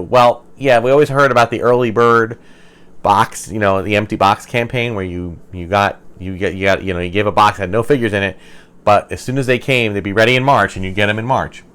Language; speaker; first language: English; native; English